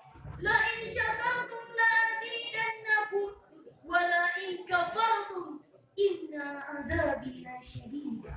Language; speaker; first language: Arabic; non-native, learner; Indonesian